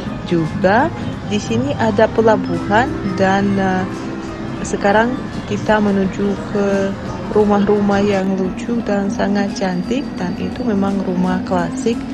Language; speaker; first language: Indonesian; non-native, fluent; Russian